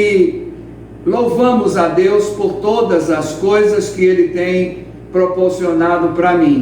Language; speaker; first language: Portuguese; native; Portuguese